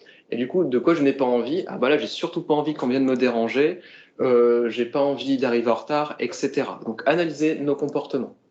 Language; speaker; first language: French; native; French